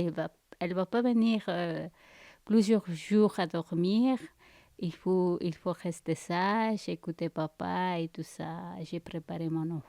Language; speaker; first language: French; non-native, fluent; Spanish